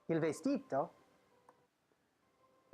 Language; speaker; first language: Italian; non-native, learner; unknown